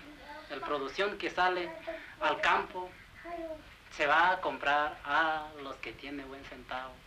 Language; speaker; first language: Spanish; non-native, local second language; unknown